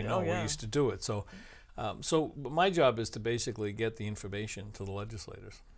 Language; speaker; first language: English; native; English